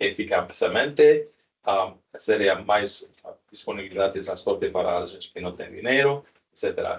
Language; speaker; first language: Spanish; non-native, learner; English